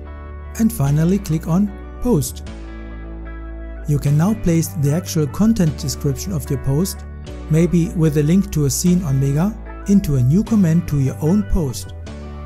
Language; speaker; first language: English; non-native, fluent; German